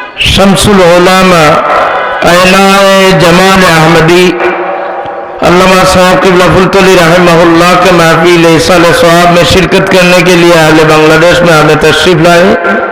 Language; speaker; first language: Urdu; non-native, local second language; Sylheti